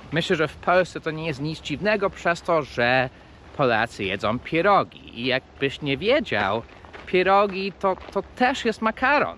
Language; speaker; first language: Polish; early bilingual, heritage; Polish